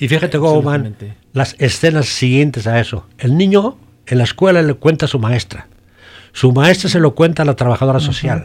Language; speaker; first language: Spanish; native; Spanish